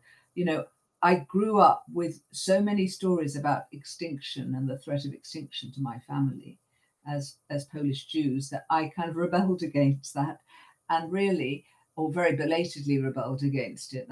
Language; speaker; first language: English; native; English